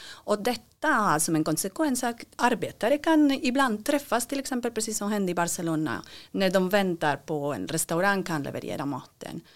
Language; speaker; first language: Swedish; non-native, fluent; Spanish